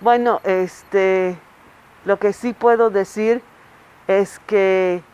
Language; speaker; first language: Spanish; non-native, fluent; English